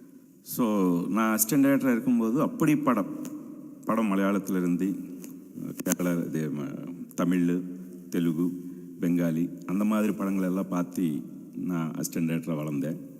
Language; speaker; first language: Tamil; non-native, fluent; Telugu